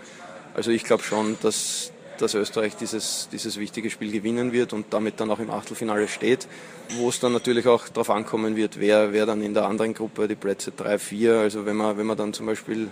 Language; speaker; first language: German; native; German